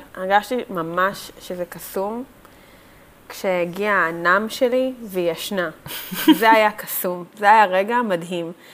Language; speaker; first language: Hebrew; native; Hebrew